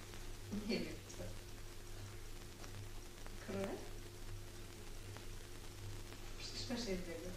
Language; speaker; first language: Polish; native; Polish